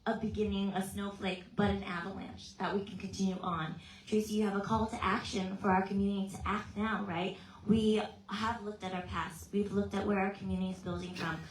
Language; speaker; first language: English; early bilingual, other home language; Vietnamese